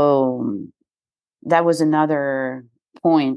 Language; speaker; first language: English; non-native, fluent; French